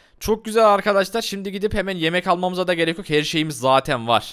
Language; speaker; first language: Turkish; native; Turkish